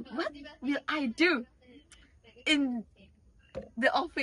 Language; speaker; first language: English; non-native, learner; Indonesian